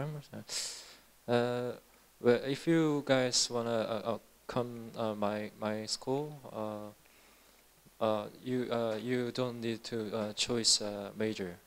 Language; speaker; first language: English; non-native, learner; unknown